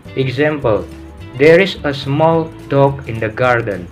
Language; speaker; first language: English; non-native, fluent; Indonesian